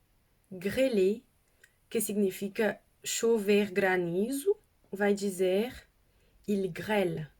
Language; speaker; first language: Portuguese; non-native, fluent; French